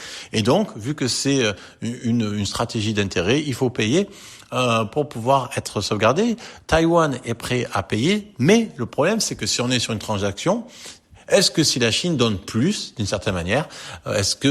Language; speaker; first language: French; native; French